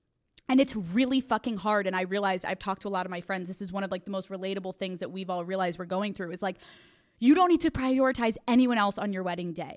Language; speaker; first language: English; native; English